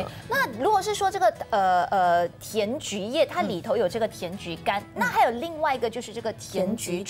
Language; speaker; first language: Chinese; native; Chinese